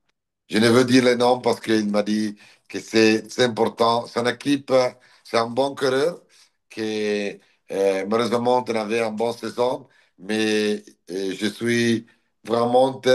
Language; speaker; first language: French; non-native, learner; Italian